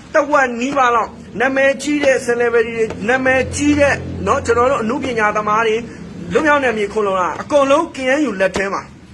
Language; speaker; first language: Burmese; non-native, local second language; Karen languages